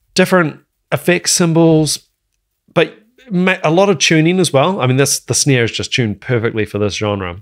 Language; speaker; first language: English; native; English